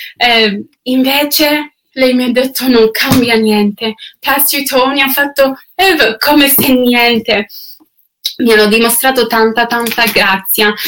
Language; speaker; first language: Italian; non-native, fluent; English